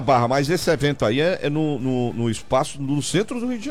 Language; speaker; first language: Portuguese; native; Portuguese